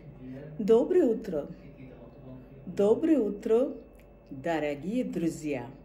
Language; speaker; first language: Russian; non-native, fluent; Bangla